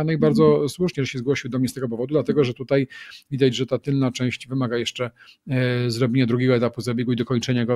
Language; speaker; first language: Polish; native; Polish